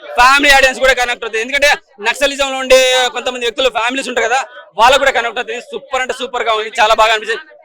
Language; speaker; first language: Telugu; native; Telugu